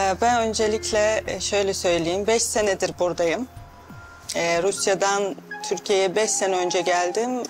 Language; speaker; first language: Turkish; non-native, fluent; Russian